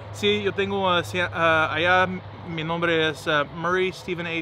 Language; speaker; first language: Spanish; non-native, learner; English